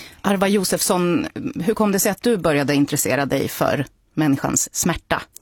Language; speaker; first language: Swedish; native; Swedish